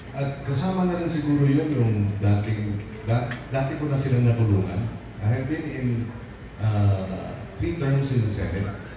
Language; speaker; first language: Filipino; native; Filipino